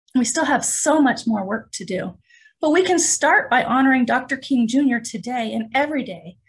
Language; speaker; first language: English; native; English